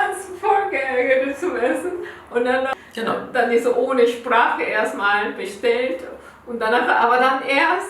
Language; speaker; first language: German; non-native, learner; Korean